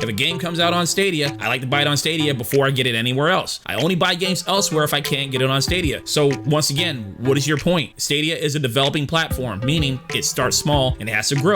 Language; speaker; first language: English; native; English